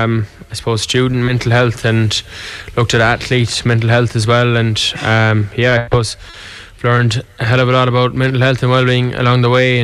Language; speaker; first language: English; native; English